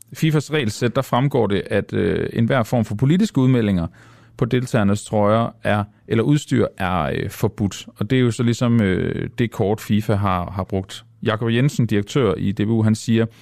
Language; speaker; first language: Danish; native; Danish